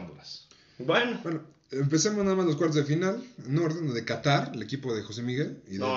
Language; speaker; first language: Spanish; native; Spanish